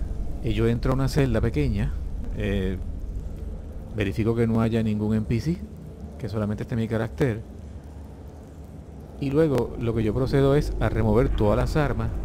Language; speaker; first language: Spanish; native; Spanish